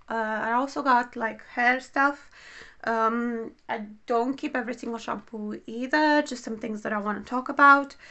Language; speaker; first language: English; non-native, fluent; Romanian